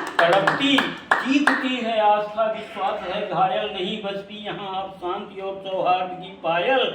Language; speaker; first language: Hindi; native; Hindi